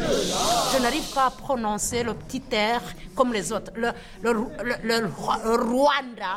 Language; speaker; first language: French; non-native, local second language; Kinyarwanda